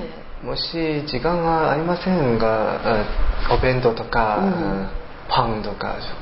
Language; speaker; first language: Japanese; non-native, learner; Chinese